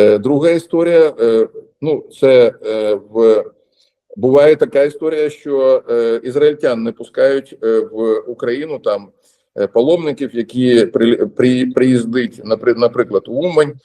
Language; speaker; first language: Ukrainian; non-native, local second language; Russian